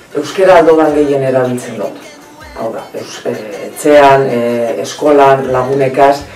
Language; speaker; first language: Basque; native; Basque